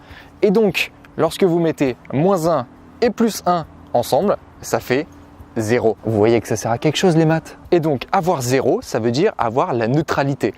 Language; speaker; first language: French; native; French